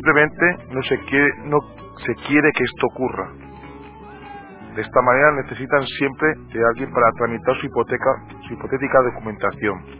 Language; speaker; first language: Spanish; native; Spanish